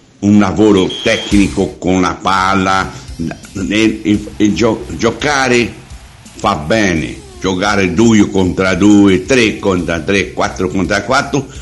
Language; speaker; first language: Italian; non-native, learner; Portuguese